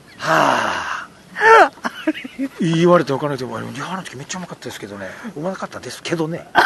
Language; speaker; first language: Japanese; native; Japanese